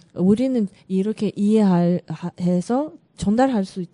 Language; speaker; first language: Korean; non-native, learner; Russian